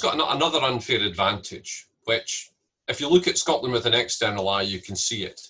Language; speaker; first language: English; native; English